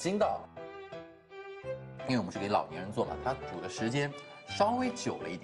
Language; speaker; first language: Chinese; native; Chinese